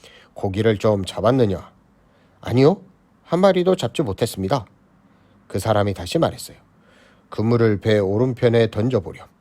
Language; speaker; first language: Korean; native; Korean